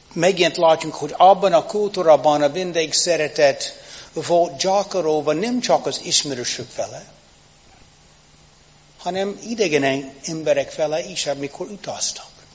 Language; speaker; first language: Hungarian; non-native, fluent; English